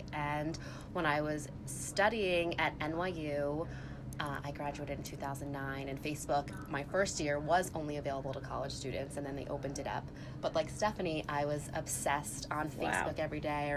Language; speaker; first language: English; native; English